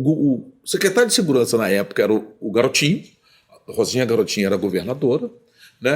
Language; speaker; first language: Portuguese; native; Portuguese